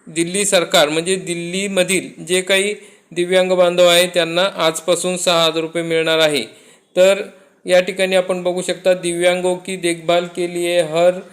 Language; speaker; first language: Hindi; non-native, local second language; Marathi